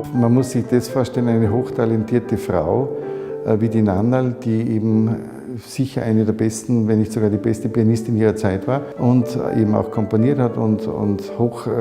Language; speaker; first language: German; native; German